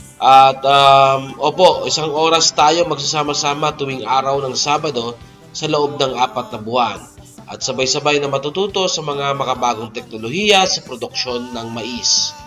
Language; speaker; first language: Filipino; native; Filipino